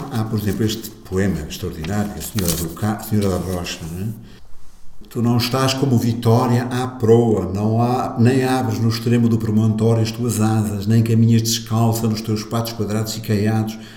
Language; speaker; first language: Portuguese; native; Portuguese